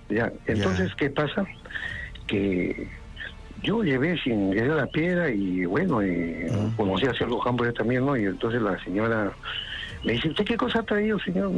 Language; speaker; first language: Spanish; native; Spanish